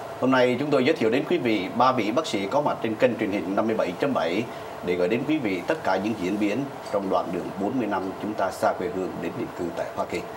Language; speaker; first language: Vietnamese; native; Vietnamese